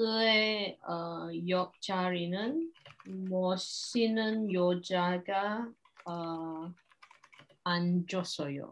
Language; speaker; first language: Korean; non-native, learner; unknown